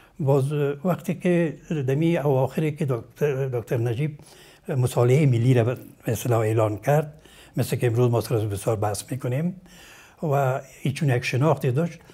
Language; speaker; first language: Persian; native; Persian